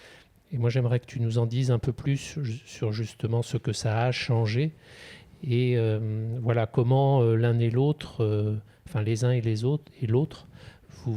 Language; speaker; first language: French; native; French